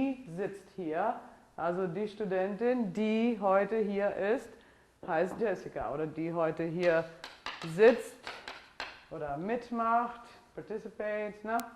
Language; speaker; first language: German; non-native, fluent; English